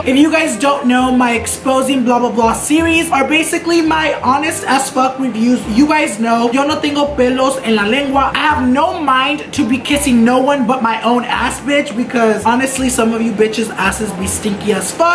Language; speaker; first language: English; early bilingual, other home language; Spanish